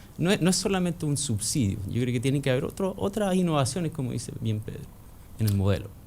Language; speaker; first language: Spanish; early bilingual, other home language; English